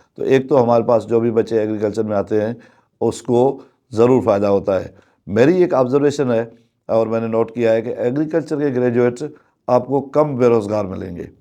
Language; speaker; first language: Urdu; non-native, local second language; Sindhi